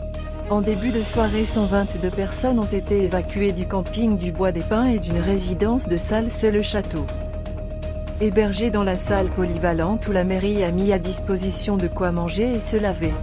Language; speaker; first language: French; native; French